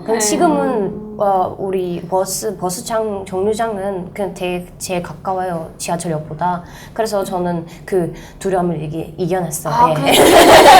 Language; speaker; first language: Korean; non-native, fluent; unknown